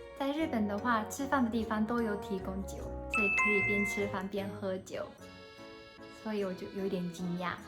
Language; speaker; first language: Chinese; non-native, fluent; Japanese